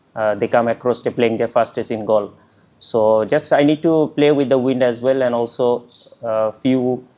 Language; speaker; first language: English; non-native, local second language; Bangla